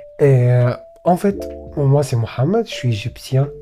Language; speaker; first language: French; non-native, learner; Arabic